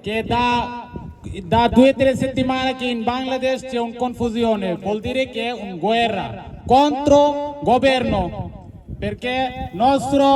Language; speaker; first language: Italian; non-native, learner; Bangla